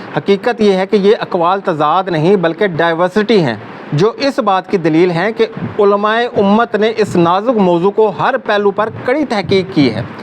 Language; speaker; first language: Urdu; non-native, local second language; Punjabi